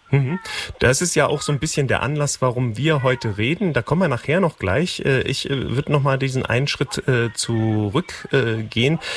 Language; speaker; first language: German; native; German